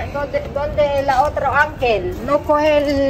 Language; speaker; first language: Spanish; non-native, learner; Filipino